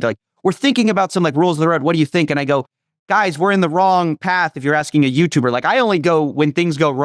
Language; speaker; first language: English; native; English